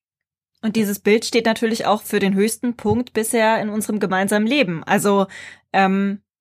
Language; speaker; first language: German; native; German